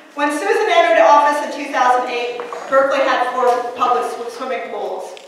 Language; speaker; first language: English; native; English